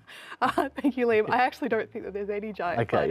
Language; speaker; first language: English; native; English